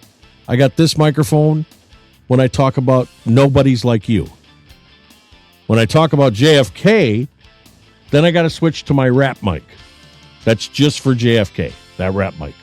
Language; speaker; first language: English; native; English